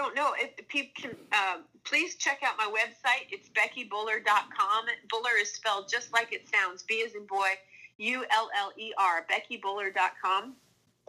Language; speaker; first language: English; native; English